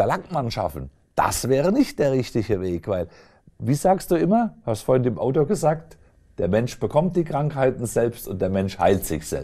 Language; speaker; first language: German; native; German